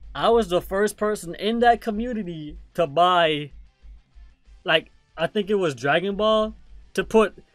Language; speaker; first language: English; non-native, local second language; Jamaican Creole English